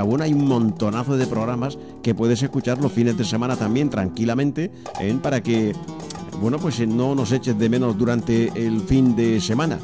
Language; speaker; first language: Spanish; native; Spanish